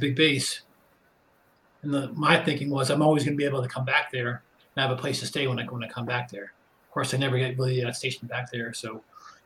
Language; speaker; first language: English; native; English